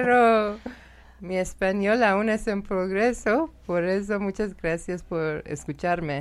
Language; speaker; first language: Spanish; non-native, learner; Persian